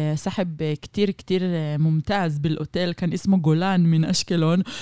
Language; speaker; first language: Arabic; non-native, fluent; Hebrew